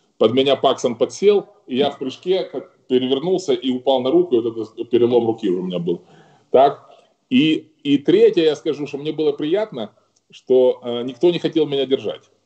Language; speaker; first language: Russian; native; Russian